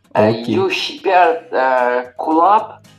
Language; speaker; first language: English; non-native, learner; Kazakh